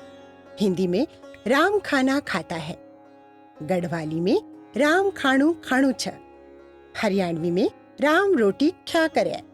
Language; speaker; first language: Hindi; native; Hindi